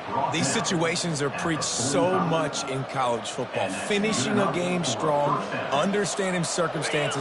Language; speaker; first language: English; native; English